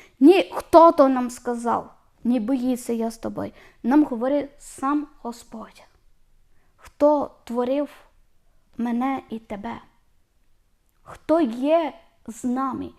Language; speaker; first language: Ukrainian; non-native, learner; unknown